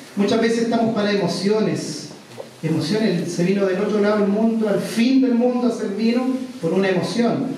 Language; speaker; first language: Spanish; native; Spanish